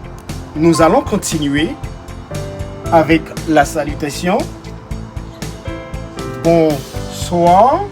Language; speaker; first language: French; non-native, local second language; Haitian Creole